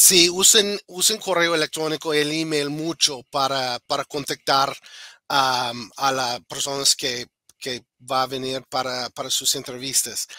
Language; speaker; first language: Spanish; non-native, fluent; English